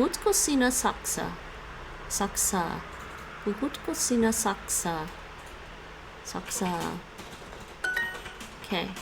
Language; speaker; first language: Finnish; non-native, learner; English